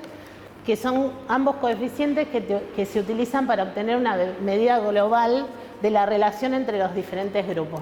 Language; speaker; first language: Spanish; native; Spanish